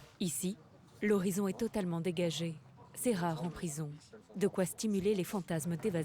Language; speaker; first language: French; native; French